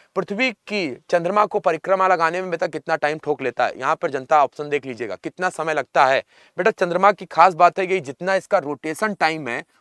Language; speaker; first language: Hindi; native; Hindi